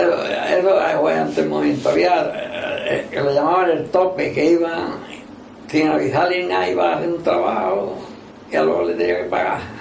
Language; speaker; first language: Spanish; native; Spanish